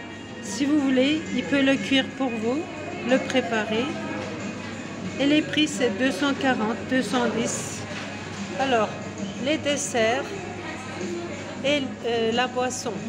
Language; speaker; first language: French; non-native, fluent; Turkish